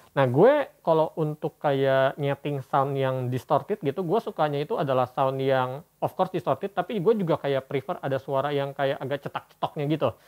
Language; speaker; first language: Indonesian; native; Indonesian